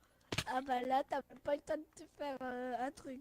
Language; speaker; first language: French; native; French